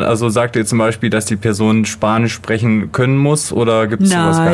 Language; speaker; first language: German; native; German